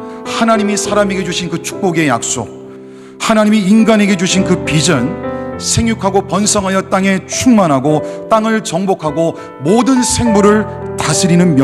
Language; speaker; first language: Korean; native; Korean